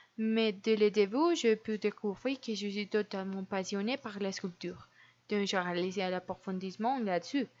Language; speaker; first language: French; non-native, learner; Spanish